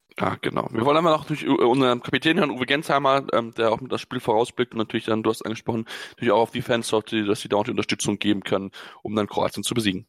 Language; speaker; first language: German; native; German